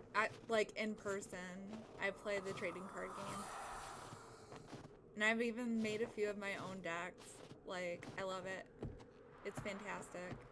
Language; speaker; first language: English; native; English